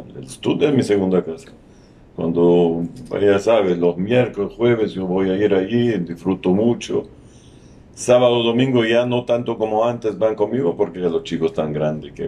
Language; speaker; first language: Spanish; non-native, fluent; Arabic